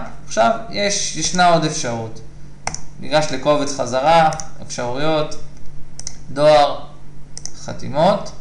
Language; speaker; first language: Hebrew; native; Hebrew